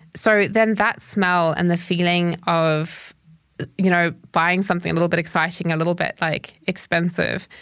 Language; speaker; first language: English; native; English